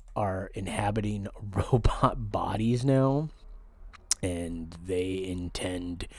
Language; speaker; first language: English; native; English